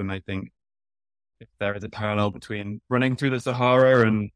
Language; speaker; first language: English; native; English